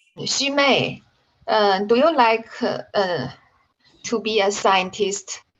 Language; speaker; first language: English; non-native, learner; Chinese